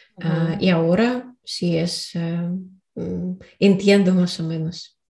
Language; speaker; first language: Spanish; non-native, learner; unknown